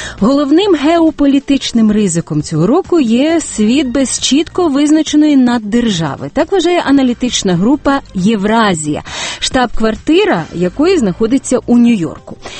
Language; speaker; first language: Ukrainian; native; Ukrainian